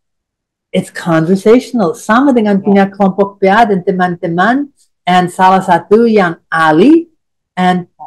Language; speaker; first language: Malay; non-native, fluent; English